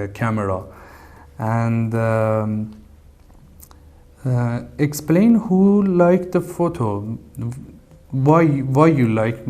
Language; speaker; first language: English; non-native, learner; Persian